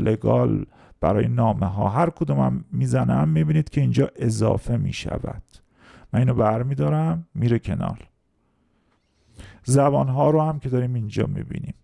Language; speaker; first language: Persian; native; Persian